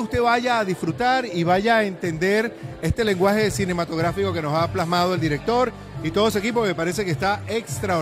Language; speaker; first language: Spanish; native; Spanish